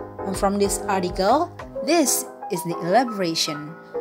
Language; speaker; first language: English; non-native, fluent; Indonesian